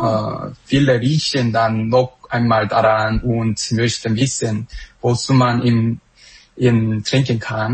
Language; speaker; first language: German; non-native, fluent; Korean